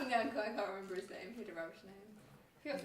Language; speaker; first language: English; native; English